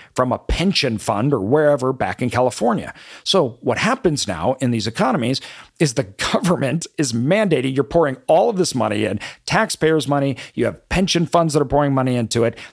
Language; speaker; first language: English; native; English